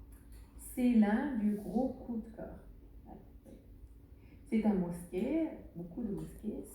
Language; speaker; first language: French; non-native, learner; Arabic